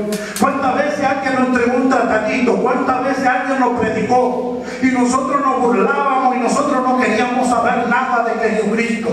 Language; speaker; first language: Spanish; native; Spanish